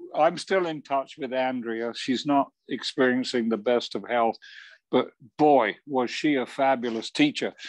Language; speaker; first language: English; native; English